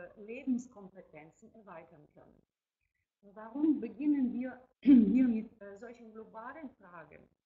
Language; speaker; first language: German; non-native, fluent; Ukrainian